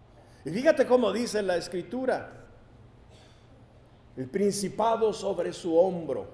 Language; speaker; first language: Spanish; native; Spanish